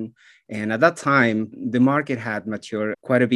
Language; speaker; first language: English; non-native, fluent; Spanish